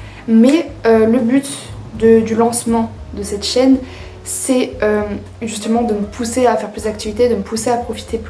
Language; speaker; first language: French; native; French